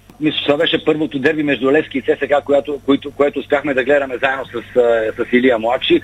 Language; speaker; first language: Bulgarian; native; Bulgarian